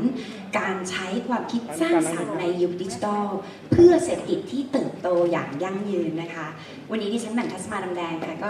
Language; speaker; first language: Thai; native; Thai